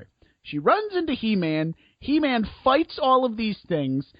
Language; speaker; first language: English; native; English